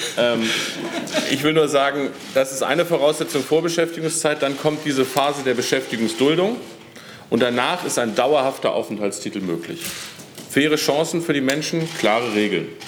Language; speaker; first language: German; native; German